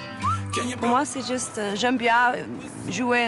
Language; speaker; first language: French; non-native, fluent; Swedish